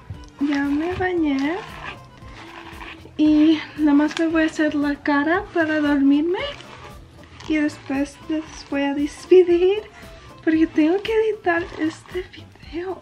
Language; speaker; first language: Spanish; early bilingual, heritage; Spanish